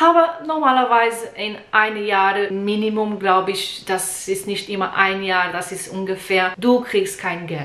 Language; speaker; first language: German; non-native, learner; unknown